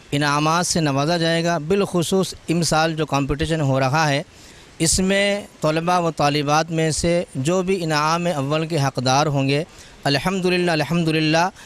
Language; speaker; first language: Urdu; native; Urdu